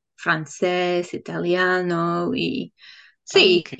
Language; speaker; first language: Spanish; non-native, fluent; English